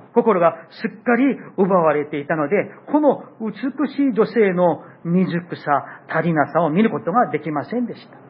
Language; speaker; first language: Japanese; non-native, fluent; Korean